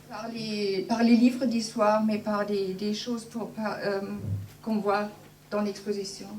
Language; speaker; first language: French; non-native, fluent; German